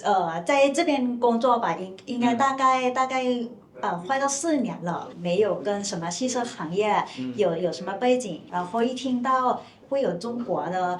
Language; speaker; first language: Chinese; non-native, fluent; Thai